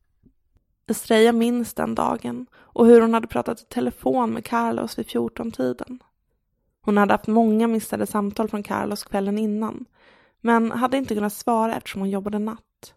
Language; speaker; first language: Swedish; native; Swedish